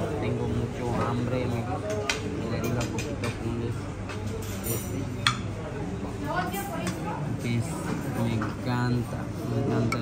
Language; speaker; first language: Spanish; non-native, learner; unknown